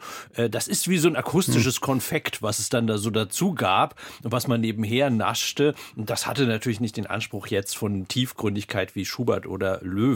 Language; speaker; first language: German; native; German